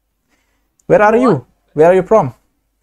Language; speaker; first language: English; non-native, learner; Indonesian